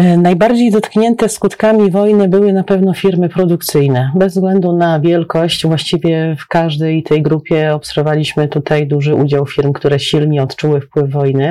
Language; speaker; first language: Polish; native; Polish